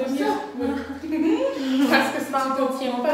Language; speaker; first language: French; non-native, learner; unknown